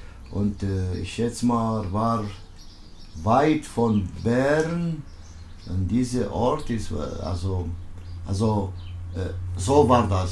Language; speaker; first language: German; non-native, learner; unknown